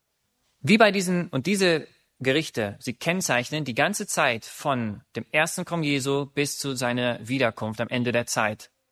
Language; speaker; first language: German; native; German